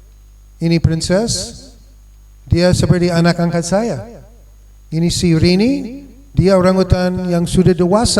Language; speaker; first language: Indonesian; non-native, fluent; English